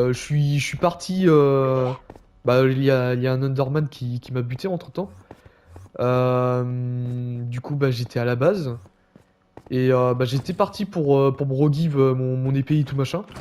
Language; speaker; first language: French; native; French